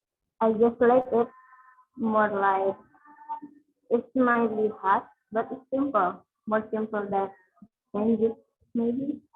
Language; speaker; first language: English; non-native, learner; Indonesian